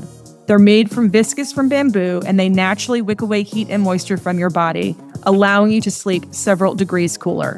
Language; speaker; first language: English; native; English